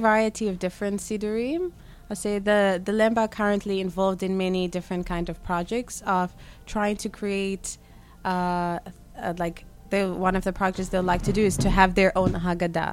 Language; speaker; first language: English; non-native, local second language; Shona